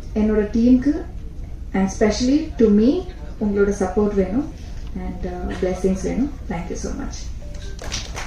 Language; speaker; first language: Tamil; non-native, learner; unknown